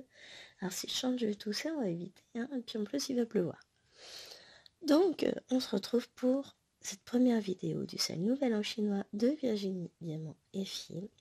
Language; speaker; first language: French; native; French